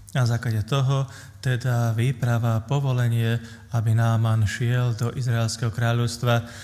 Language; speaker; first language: Slovak; native; Slovak